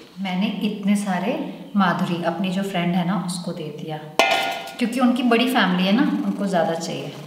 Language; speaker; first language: Hindi; native; Hindi